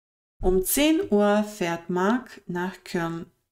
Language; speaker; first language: German; non-native, fluent; Bosnian